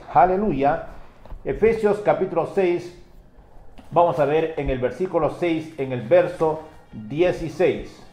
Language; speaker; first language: Spanish; native; Spanish